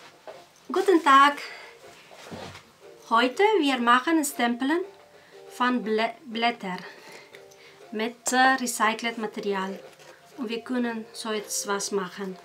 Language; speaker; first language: German; non-native, learner; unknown